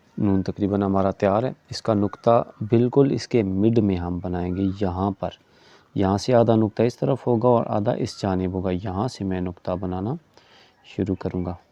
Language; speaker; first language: Urdu; non-native, local second language; Punjabi